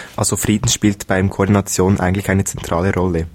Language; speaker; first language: German; native; German